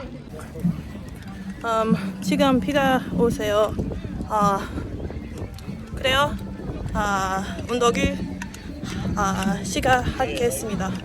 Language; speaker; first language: Korean; non-native, learner; English